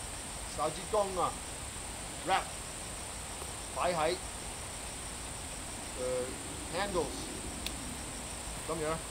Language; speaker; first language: Cantonese; non-native, learner; English